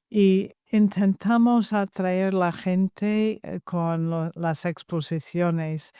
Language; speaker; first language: Spanish; non-native, fluent; English